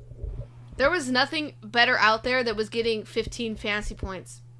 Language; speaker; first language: English; native; English